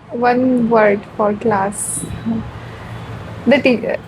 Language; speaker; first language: English; non-native, learner; Marathi